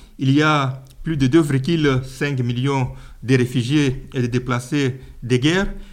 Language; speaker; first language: French; non-native, local second language; Luba-Lulua